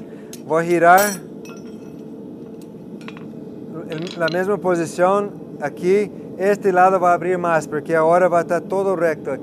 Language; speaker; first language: Spanish; non-native, fluent; English